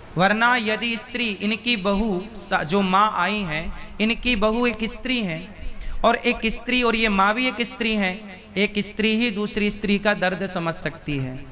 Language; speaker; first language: Hindi; native; Hindi